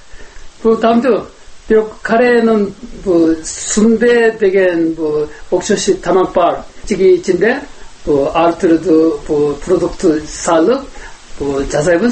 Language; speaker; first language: Kyrgyz; non-native, learner; Korean